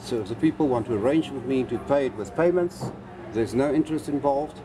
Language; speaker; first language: English; non-native, local second language; Afrikaans